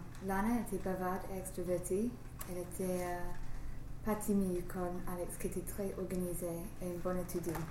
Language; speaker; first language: French; non-native, fluent; English